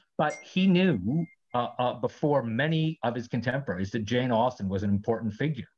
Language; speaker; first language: English; native; English